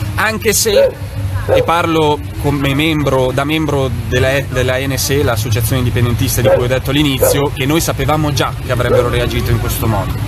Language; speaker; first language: Italian; non-native, fluent; Catalan